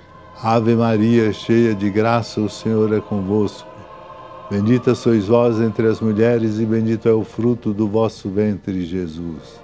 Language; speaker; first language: Portuguese; native; Portuguese